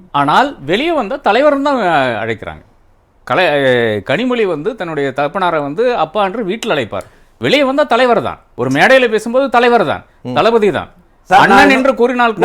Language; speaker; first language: Tamil; native; Tamil